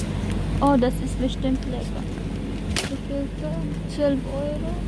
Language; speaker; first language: German; non-native, learner; Filipino